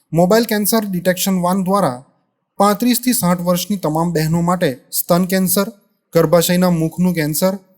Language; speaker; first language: Gujarati; native; Gujarati